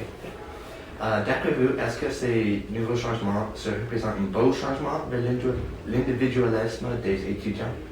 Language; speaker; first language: French; non-native, local second language; English